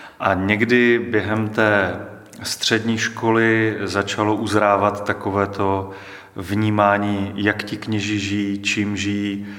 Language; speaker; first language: Czech; native; Czech